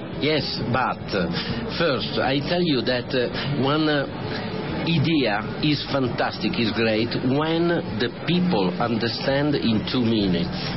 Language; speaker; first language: English; non-native, learner; Italian